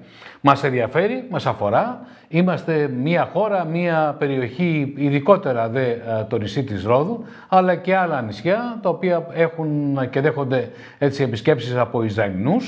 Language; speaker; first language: Greek; native; Greek